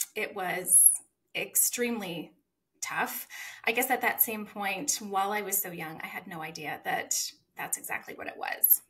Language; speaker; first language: English; native; English